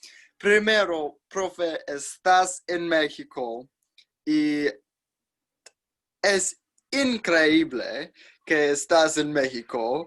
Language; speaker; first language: Spanish; non-native, learner; English